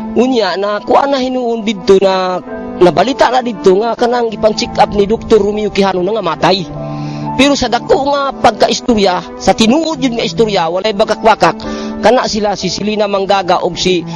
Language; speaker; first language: Cebuano; non-native, local second language; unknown